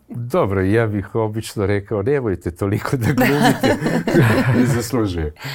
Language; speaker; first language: Serbian; native; Serbian